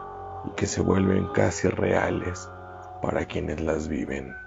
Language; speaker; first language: Spanish; native; Spanish